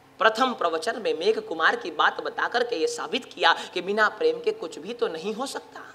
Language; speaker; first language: Hindi; non-native, local second language; Gujarati